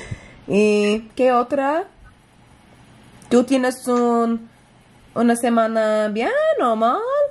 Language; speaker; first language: Spanish; non-native, learner; English